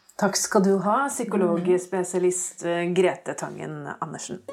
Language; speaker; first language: Norwegian; native; Norwegian